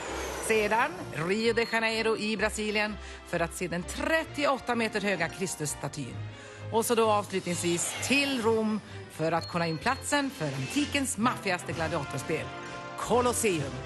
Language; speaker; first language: Swedish; native; Swedish